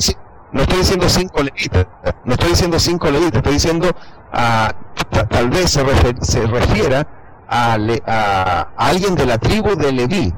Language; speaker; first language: Spanish; native; Spanish